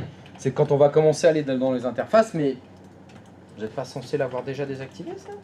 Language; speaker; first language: French; native; French